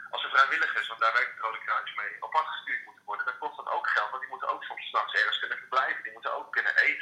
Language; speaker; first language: Dutch; native; Dutch